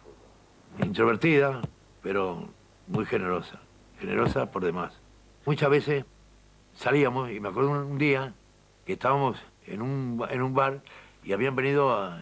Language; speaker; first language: Spanish; native; Spanish